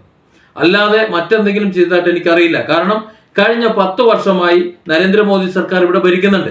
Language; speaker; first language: Malayalam; native; Malayalam